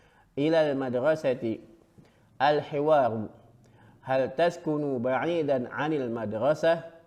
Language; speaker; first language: Arabic; non-native, fluent; Indonesian